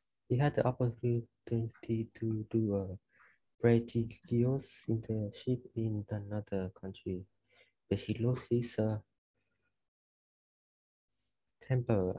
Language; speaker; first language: English; non-native, learner; Vietnamese